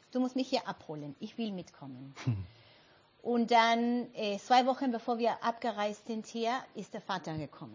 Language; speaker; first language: German; non-native, fluent; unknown